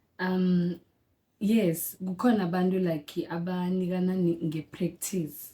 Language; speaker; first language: Zulu; native; Zulu